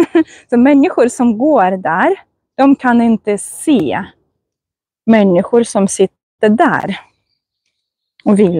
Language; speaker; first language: Swedish; non-native, fluent; Russian